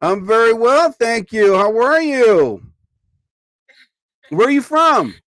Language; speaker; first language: English; native; English